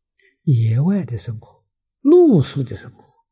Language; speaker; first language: Chinese; native; Chinese